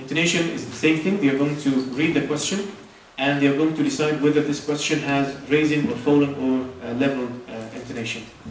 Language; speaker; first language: English; non-native, fluent; Arabic